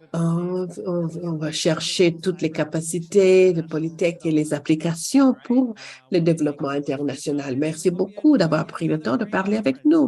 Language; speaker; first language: French; non-native, fluent; English